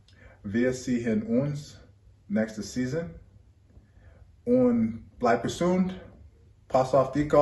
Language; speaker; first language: German; non-native, learner; English